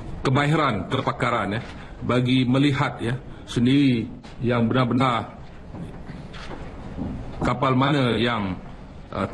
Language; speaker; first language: Malay; native; Malay